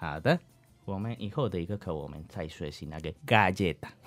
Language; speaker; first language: Chinese; non-native, learner; Spanish